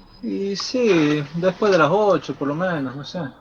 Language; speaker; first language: Spanish; native; Spanish